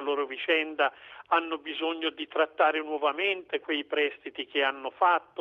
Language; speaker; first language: Italian; native; Italian